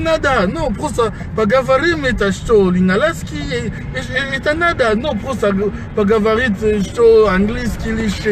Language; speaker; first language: Russian; non-native, learner; Lingala